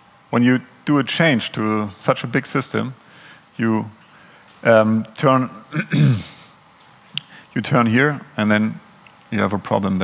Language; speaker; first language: English; non-native, fluent; German